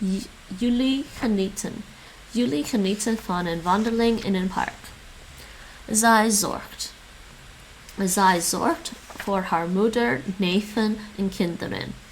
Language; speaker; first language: Dutch; non-native, learner; English